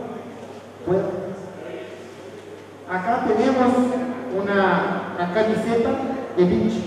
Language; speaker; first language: Spanish; non-native, fluent; Portuguese